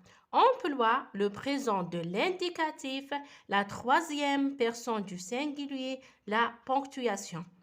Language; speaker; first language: French; non-native, fluent; Arabic